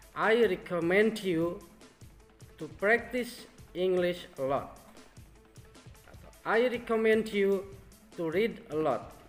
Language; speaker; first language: English; non-native, fluent; Indonesian